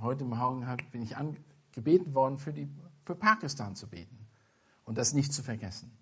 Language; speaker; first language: German; non-native, fluent; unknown